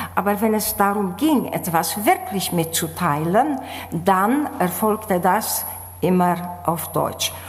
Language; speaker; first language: German; native; German